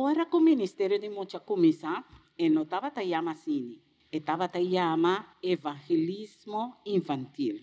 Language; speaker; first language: Portuguese; non-native, learner; Papiamento